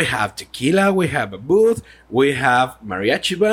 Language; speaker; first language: English; non-native, learner; Spanish